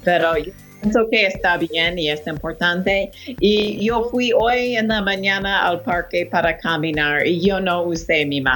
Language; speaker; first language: Spanish; non-native, fluent; English